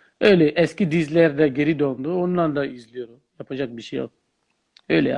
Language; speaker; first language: Turkish; non-native, learner; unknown